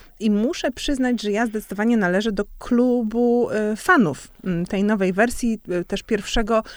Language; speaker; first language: Polish; native; Polish